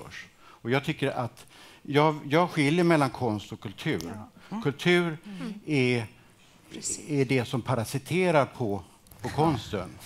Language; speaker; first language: Swedish; native; Swedish